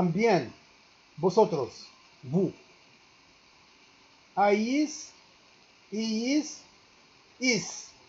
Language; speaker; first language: Spanish; non-native, learner; Arabic